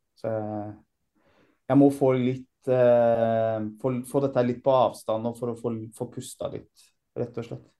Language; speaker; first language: Norwegian; early bilingual, other home language; Persian